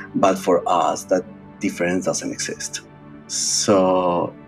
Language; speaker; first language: English; non-native, fluent; Spanish